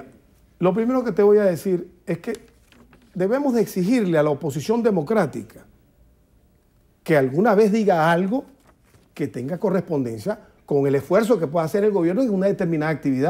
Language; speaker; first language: Spanish; native; Spanish